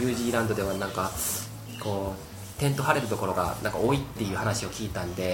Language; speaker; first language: Japanese; non-native, fluent; Korean